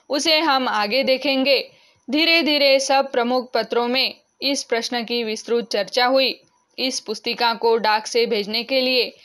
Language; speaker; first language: Hindi; non-native, local second language; Marathi